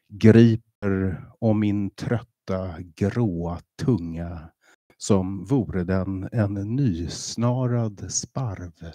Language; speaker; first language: Swedish; native; Swedish